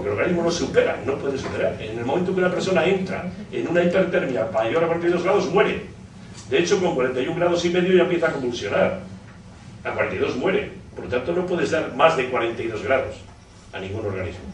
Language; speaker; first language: Spanish; native; Spanish